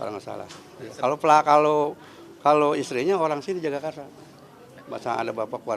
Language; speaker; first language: Indonesian; native; Indonesian